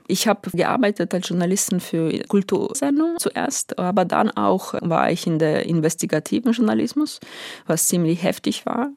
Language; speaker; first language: German; non-native, fluent; Ukrainian